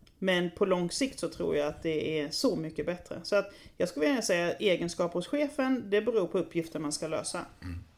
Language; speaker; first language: Swedish; native; Swedish